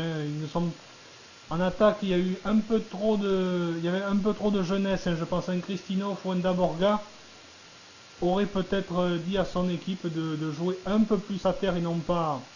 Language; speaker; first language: French; native; French